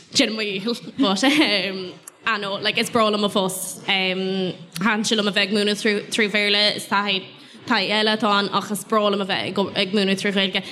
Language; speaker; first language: Irish; non-native, local second language; English